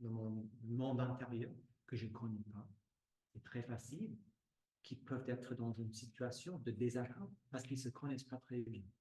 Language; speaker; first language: French; non-native, fluent; English